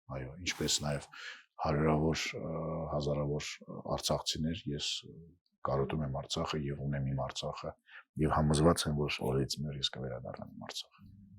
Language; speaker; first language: Armenian; non-native, fluent; Russian